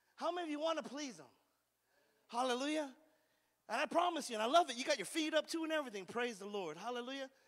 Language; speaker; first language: English; native; English